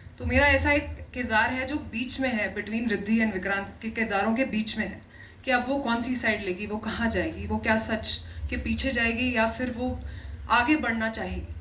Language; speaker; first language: Hindi; native; Hindi